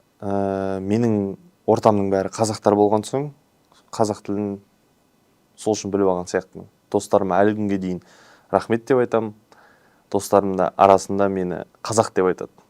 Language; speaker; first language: Kazakh; non-native, local second language; Uyghur